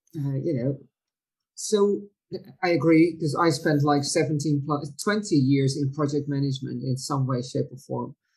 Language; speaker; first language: English; non-native, fluent; Dutch